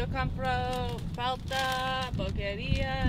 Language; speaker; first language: Spanish; non-native, learner; English